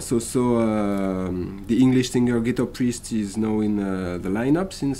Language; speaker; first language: English; non-native, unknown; French